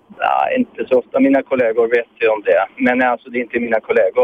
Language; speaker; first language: Swedish; non-native, fluent; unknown